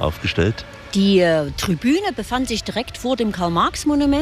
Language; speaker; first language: German; native; German